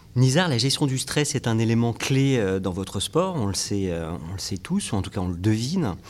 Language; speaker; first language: French; native; French